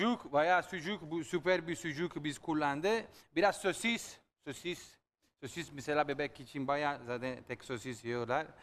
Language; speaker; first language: Turkish; non-native, learner; Italian